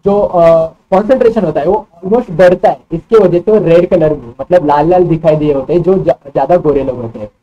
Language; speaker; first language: Hindi; non-native, local second language; Marathi